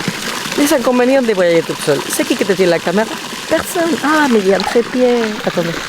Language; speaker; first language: French; non-native, fluent; Spanish